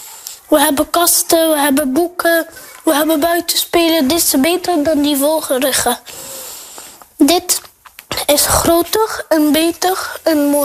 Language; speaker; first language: Dutch; non-native, learner; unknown